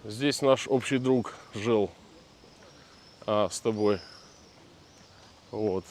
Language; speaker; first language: Russian; native; Russian